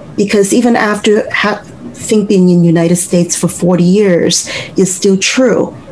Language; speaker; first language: English; non-native, local second language; Cantonese